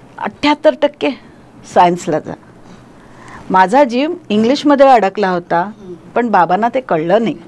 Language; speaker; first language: Marathi; non-native, local second language; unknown